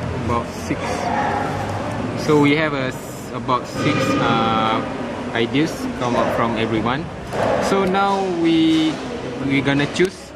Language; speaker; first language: English; non-native, local second language; Malay